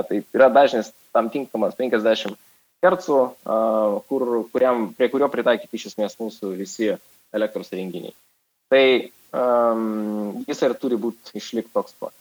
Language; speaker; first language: Lithuanian; non-native, local second language; Russian